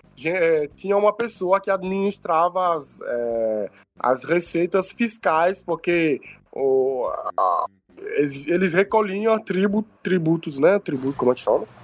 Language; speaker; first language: Portuguese; non-native, fluent; Yoruba